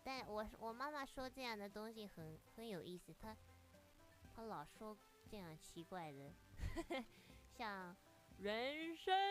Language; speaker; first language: Chinese; early bilingual, heritage; Chinese